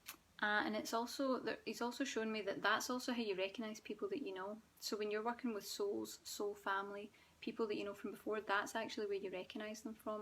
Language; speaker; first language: English; native; English